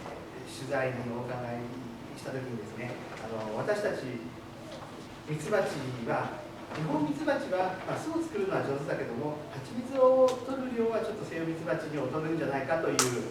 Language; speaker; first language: Japanese; native; Japanese